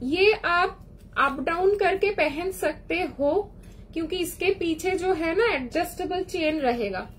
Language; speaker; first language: Hindi; non-native, local second language; Bangla